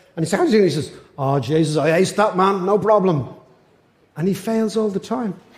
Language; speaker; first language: English; native; English